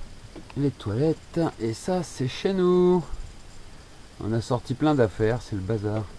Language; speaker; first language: French; native; French